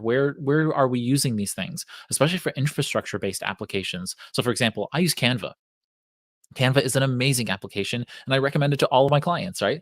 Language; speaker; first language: English; native; English